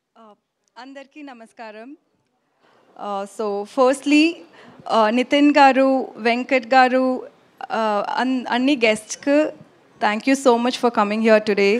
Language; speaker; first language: Telugu; non-native, local second language; Tamil